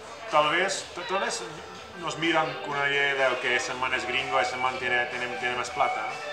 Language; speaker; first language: Spanish; non-native, fluent; Dutch